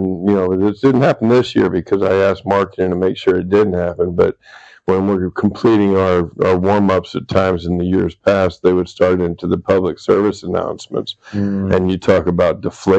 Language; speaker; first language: English; native; English